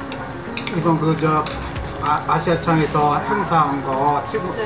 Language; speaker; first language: Korean; native; Korean